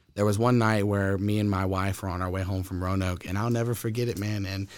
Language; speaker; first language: English; native; English